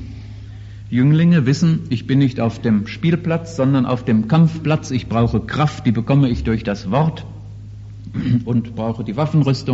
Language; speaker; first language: German; native; German